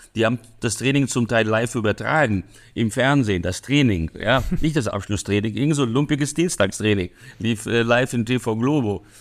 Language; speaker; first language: German; early bilingual, other home language; Hungarian